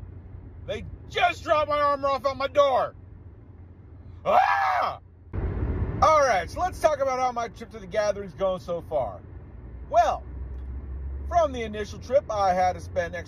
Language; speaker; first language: English; native; English